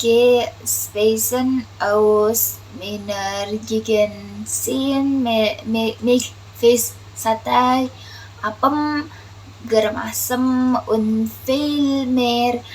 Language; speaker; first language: German; non-native, learner; Indonesian